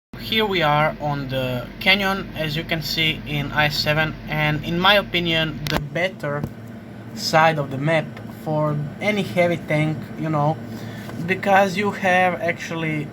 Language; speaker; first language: English; non-native, fluent; Croatian